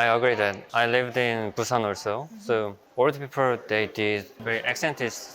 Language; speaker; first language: English; non-native, learner; Korean